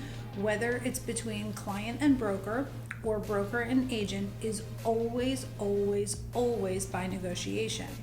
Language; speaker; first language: English; native; English